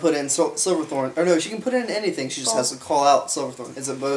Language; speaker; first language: English; native; English